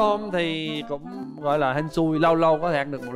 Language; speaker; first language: Vietnamese; non-native, fluent; English